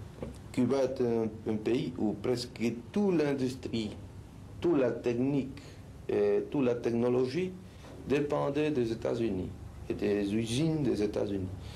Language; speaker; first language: French; non-native, learner; Spanish